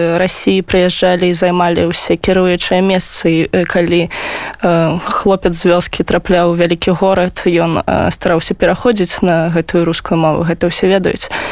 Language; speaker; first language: Belarusian; non-native, local second language; Russian